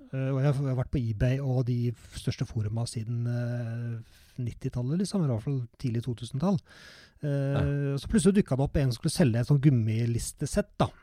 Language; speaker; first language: Norwegian; native; Norwegian